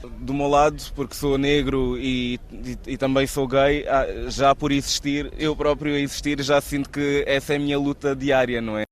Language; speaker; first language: Portuguese; native; Portuguese